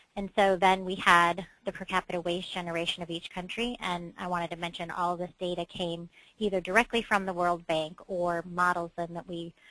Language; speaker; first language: English; native; English